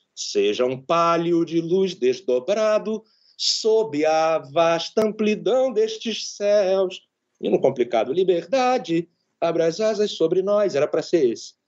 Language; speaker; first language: Portuguese; native; Portuguese